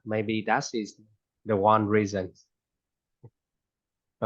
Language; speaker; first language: English; non-native, fluent; Vietnamese